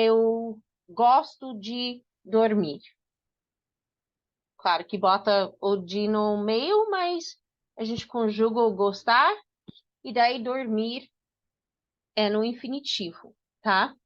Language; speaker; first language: Portuguese; non-native, fluent; English